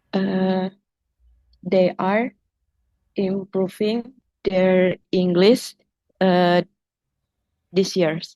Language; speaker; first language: English; non-native, learner; Indonesian